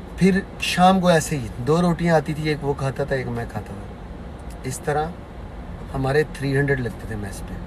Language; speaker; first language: Urdu; non-native, local second language; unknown